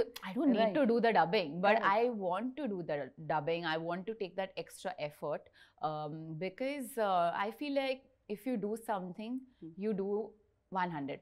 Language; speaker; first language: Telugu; non-native, learner; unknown